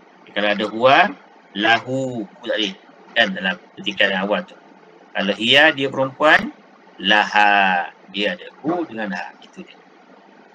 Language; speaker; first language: Malay; native; Malay